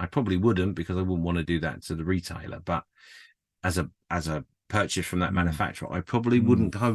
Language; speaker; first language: English; native; English